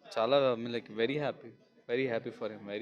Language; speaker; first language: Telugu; non-native, local second language; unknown